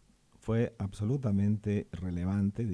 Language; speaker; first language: Spanish; native; Spanish